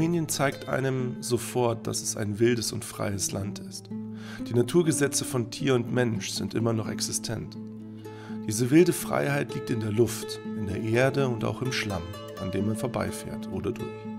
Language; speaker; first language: German; native; German